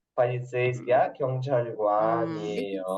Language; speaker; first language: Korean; non-native, fluent; Kyrgyz